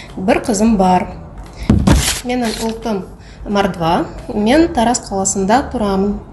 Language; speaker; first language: Kazakh; non-native, local second language; Russian